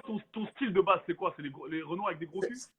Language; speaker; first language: French; native; French